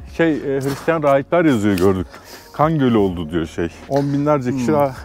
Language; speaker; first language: Turkish; native; Turkish